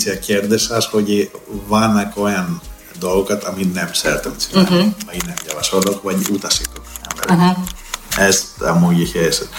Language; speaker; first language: Hungarian; non-native, learner; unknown